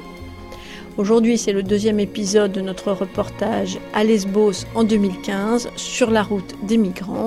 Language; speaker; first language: French; native; French